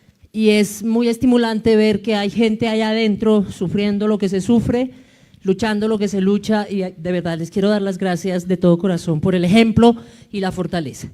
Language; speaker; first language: Spanish; native; Spanish